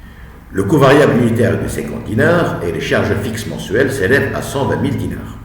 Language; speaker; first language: French; non-native, local second language; Arabic